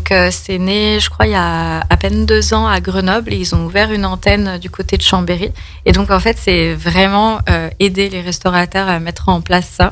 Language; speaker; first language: French; native; French